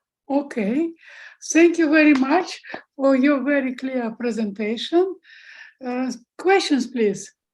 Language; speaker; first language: English; non-native, fluent; Russian